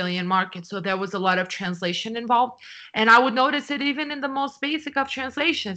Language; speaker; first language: English; non-native, fluent; Portuguese